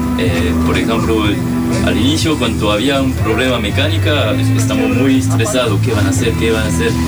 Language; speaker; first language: Spanish; non-native, learner; French